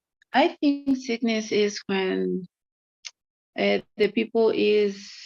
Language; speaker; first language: English; non-native, learner; Spanish